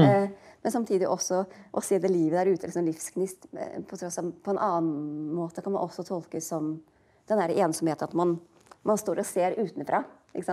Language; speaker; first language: Norwegian; native; Norwegian